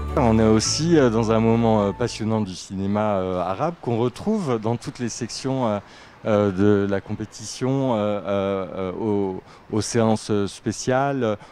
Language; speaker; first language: French; native; French